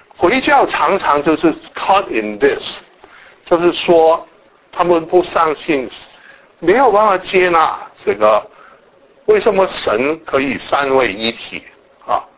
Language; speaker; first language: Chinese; non-native, local second language; Cantonese